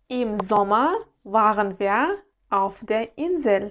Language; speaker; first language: German; non-native, fluent; Uzbek